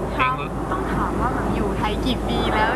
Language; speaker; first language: Thai; non-native, learner; English